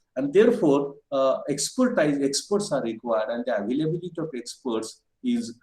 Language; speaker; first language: English; non-native, local second language; Marathi